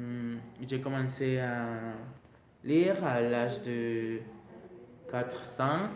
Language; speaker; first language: French; non-native, learner; Spanish